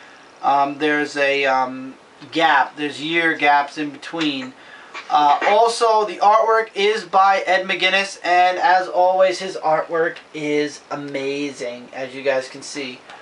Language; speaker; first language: English; native; English